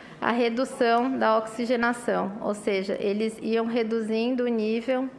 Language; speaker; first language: Portuguese; native; Portuguese